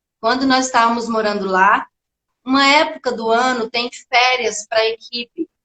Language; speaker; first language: Portuguese; native; Portuguese